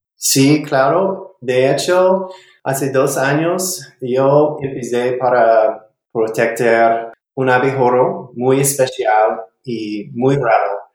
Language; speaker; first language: Spanish; non-native, learner; English